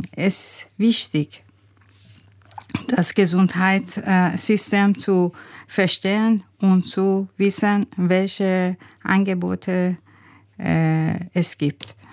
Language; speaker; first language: German; non-native, learner; Persian